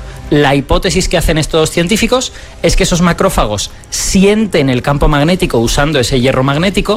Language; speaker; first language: Spanish; native; Spanish